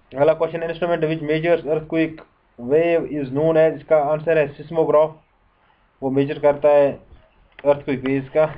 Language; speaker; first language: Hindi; non-native, local second language; Kashmiri